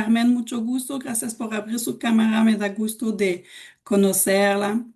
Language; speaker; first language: Spanish; non-native, fluent; French